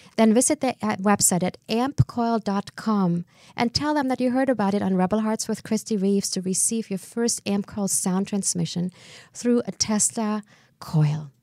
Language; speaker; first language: English; non-native, fluent; German